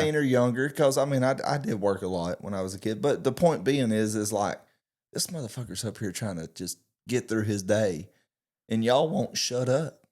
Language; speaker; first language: English; native; English